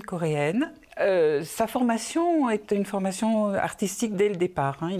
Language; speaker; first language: French; native; French